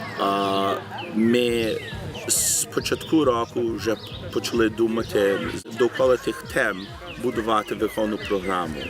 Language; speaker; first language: Ukrainian; early bilingual, heritage; Ukrainian